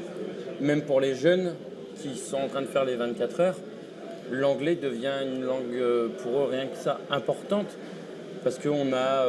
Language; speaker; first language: French; native; French